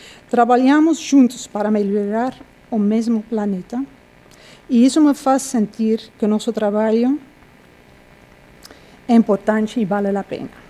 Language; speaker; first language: Portuguese; non-native, fluent; Dutch